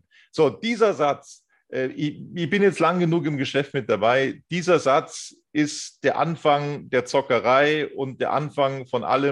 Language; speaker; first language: German; native; German